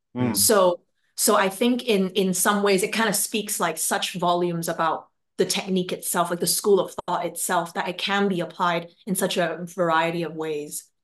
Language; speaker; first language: English; non-native, local second language; Cantonese